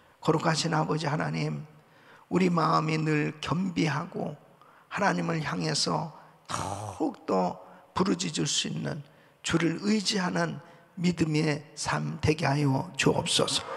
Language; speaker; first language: Korean; native; Korean